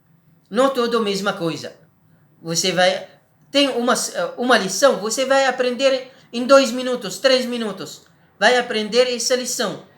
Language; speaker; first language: Portuguese; non-native, learner; Arabic